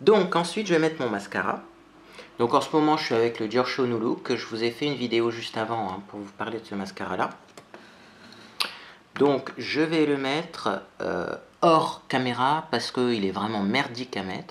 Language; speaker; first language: French; native; French